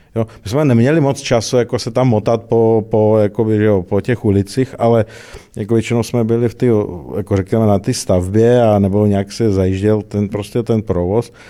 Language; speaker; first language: Czech; early bilingual, other home language; Russian